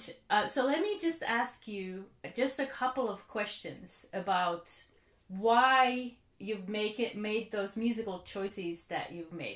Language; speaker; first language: English; non-native, fluent; Finnish